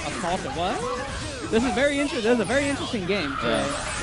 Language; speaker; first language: English; native; English